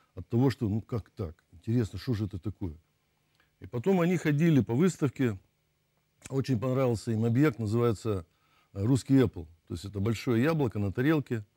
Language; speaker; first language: Russian; native; Russian